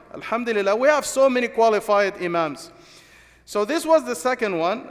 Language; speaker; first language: English; non-native, fluent; Arabic